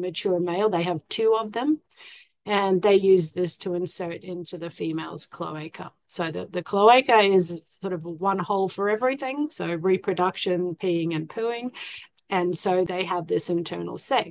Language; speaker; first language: English; native; English